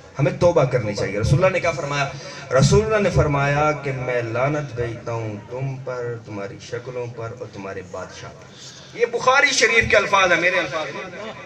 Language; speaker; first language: Urdu; non-native, local second language; Punjabi